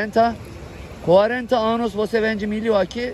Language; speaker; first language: Portuguese; non-native, learner; Turkish